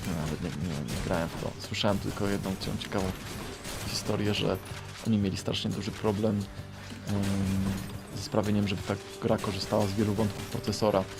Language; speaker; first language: Polish; native; Polish